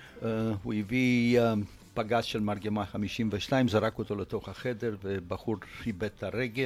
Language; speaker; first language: Hebrew; non-native, fluent; Romanian